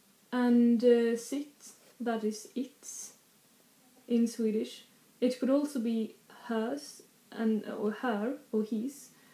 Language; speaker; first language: English; non-native, fluent; Swedish